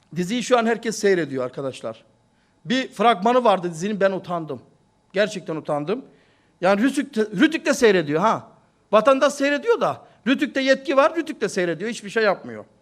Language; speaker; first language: Turkish; native; Turkish